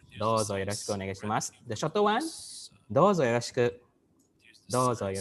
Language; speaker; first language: Japanese; non-native, fluent; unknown